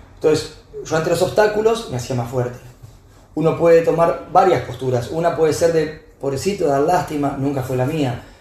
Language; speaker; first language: Spanish; native; Spanish